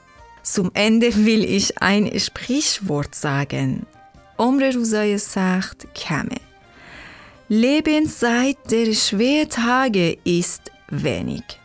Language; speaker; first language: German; non-native, learner; Persian